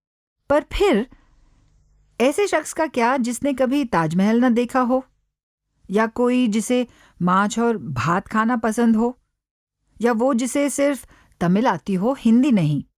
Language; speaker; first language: Hindi; native; Hindi